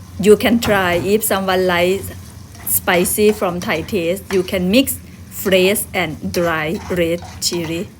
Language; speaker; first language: English; non-native, learner; Thai